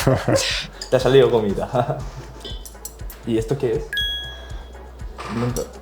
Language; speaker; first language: Spanish; non-native, learner; Korean